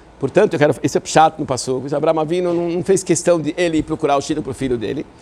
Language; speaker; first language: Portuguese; non-native, fluent; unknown